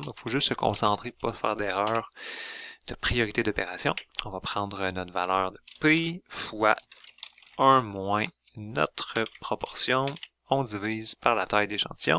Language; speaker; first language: French; native; French